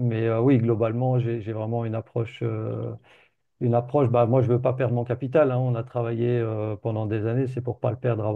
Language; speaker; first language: French; native; French